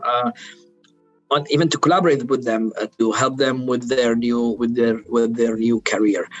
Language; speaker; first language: English; non-native, fluent; Arabic